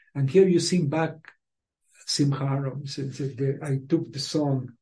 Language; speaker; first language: English; non-native, fluent; Spanish